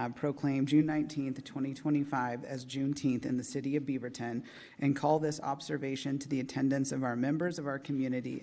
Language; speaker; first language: English; native; English